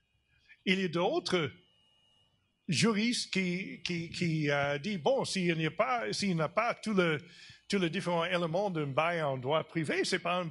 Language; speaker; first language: French; non-native, fluent; English